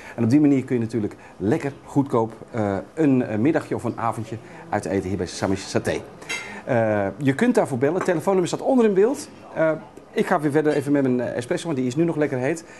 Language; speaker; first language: Dutch; native; Dutch